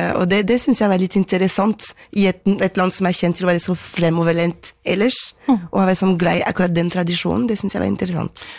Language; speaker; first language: Norwegian; non-native, fluent; French